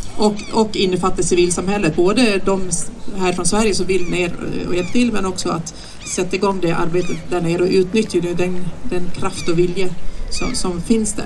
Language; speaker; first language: Swedish; native; Swedish